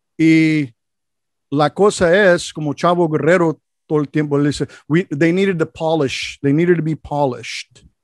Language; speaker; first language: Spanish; non-native, learner; English